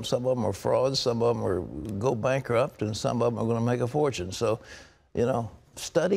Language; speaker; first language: English; native; English